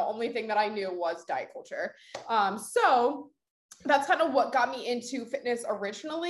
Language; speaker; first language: English; native; English